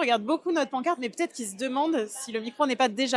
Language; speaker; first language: French; native; French